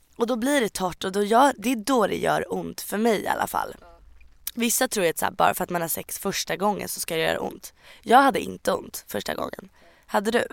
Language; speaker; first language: Swedish; native; Swedish